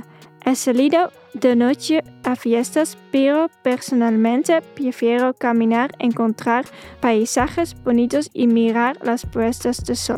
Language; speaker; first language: Spanish; non-native, fluent; Dutch